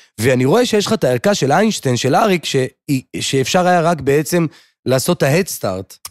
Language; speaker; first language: Hebrew; native; Hebrew